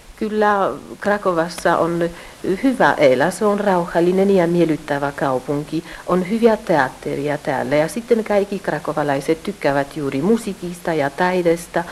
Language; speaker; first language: Finnish; early bilingual, heritage; Polish